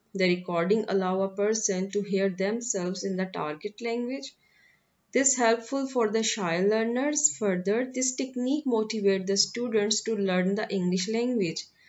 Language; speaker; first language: English; non-native, local second language; Urdu